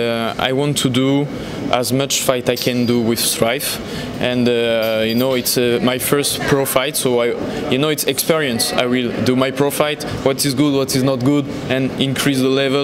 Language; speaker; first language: English; non-native, learner; French